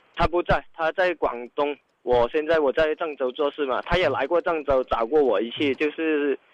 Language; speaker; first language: Chinese; non-native, local second language; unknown